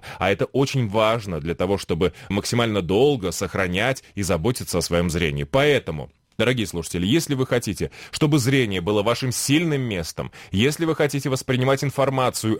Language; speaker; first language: Russian; native; Russian